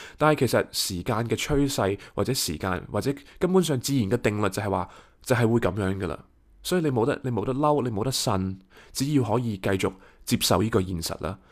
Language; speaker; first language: Cantonese; early bilingual, heritage; Cantonese